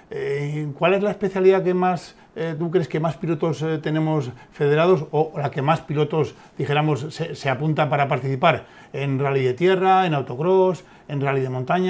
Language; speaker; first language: Spanish; native; Spanish